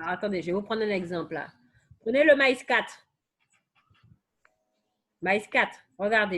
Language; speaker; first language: French; native; French